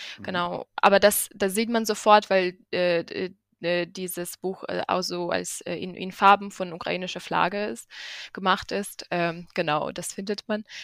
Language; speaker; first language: German; non-native, fluent; Ukrainian